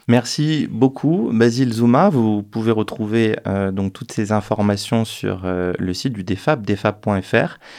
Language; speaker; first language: French; native; French